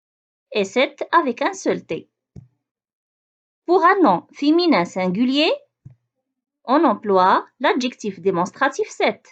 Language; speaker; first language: French; non-native, local second language; Arabic